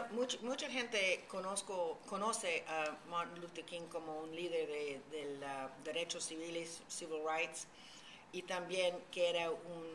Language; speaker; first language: Spanish; early bilingual, heritage; Spanish